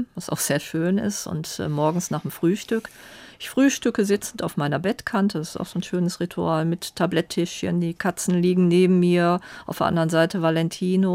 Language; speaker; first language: German; native; German